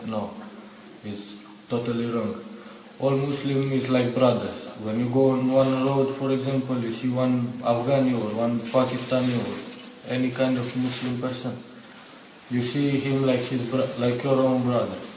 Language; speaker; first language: English; non-native, learner; Romanian